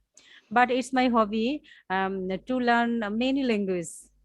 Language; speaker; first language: English; non-native, learner; Bangla